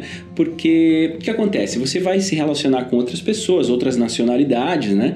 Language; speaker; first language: Portuguese; native; Portuguese